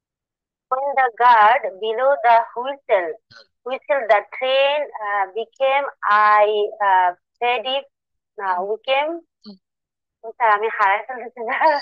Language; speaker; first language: English; non-native, learner; Bangla